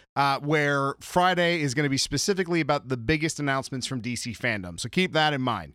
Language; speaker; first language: English; native; English